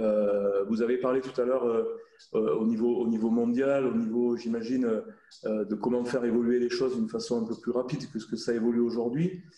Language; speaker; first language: French; native; French